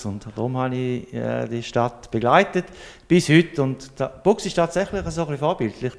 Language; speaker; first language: German; native; German